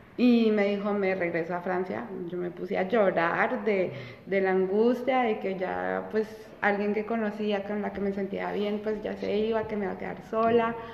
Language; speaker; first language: Spanish; early bilingual, heritage; Spanish